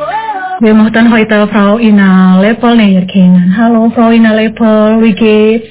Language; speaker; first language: German; non-native, fluent; Indonesian